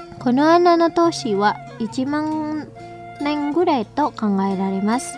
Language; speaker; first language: Japanese; non-native, fluent; Indonesian